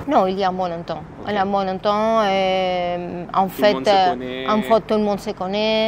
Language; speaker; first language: French; non-native, fluent; Spanish